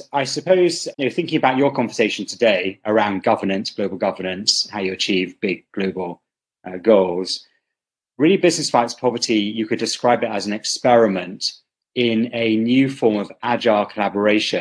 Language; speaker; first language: English; native; English